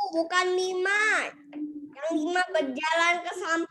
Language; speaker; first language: Malay; native; Malay